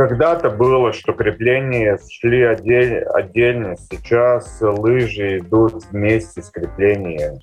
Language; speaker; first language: Russian; non-native, local second language; Latvian